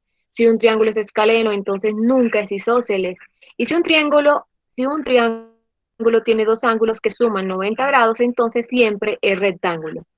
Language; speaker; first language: Spanish; native; Spanish